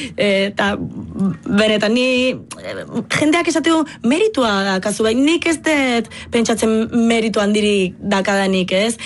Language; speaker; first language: Basque; non-native, fluent; Italian